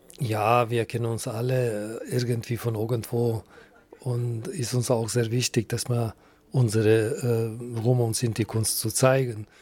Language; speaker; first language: German; non-native, fluent; Romany